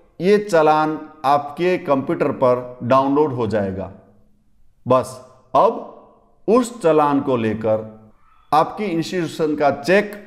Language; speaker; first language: Hindi; non-native, local second language; Gujarati